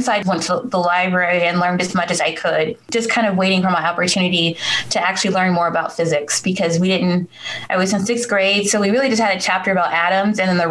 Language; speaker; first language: English; native; English